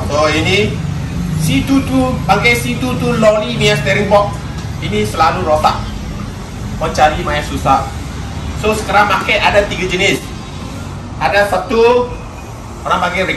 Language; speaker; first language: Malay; non-native, local second language; Chinese